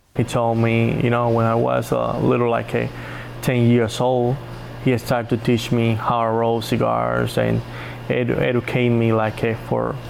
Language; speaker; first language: English; non-native, learner; Spanish